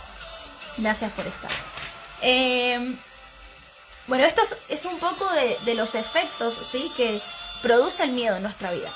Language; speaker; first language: Spanish; native; Spanish